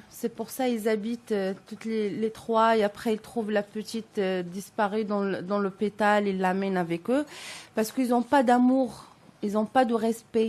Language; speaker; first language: French; non-native, local second language; Arabic